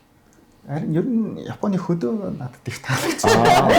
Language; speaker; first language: Mongolian; non-native, fluent; Japanese